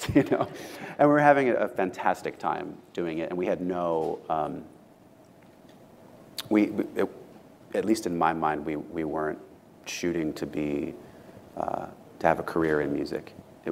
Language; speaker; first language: English; native; English